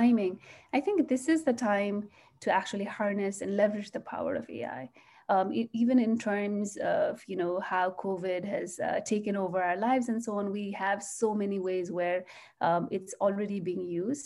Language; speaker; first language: English; non-native, local second language; Nepali